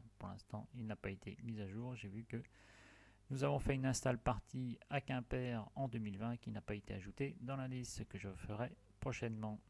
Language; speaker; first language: French; native; French